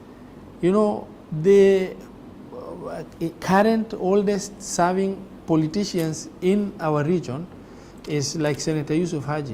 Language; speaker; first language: English; non-native, local second language; Somali